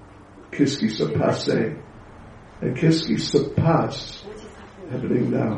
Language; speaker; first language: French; non-native, learner; English